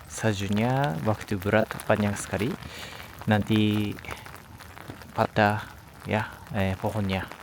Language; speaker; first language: Indonesian; non-native, learner; Japanese